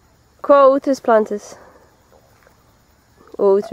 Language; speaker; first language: Portuguese; non-native, learner; English